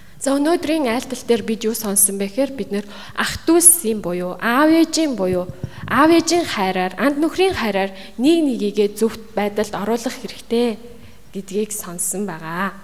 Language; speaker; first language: Mongolian; native; Mongolian